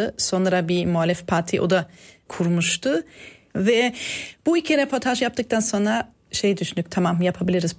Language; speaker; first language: Turkish; non-native, fluent; German